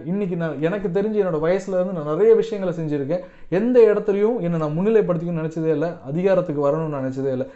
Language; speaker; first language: Tamil; non-native, local second language; Telugu